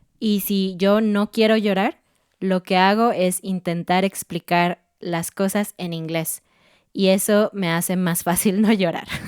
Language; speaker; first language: Spanish; native; Spanish